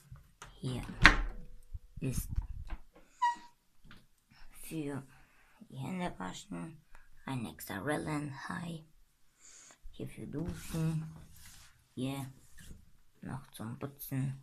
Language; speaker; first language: German; non-native, learner; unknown